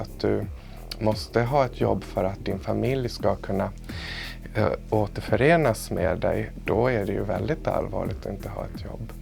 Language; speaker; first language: Swedish; native; Swedish